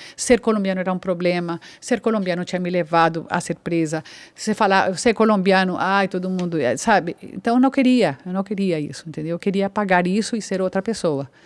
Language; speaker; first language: Portuguese; non-native, fluent; Spanish